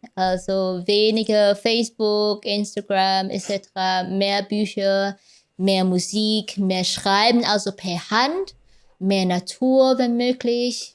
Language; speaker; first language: German; non-native, fluent; Vietnamese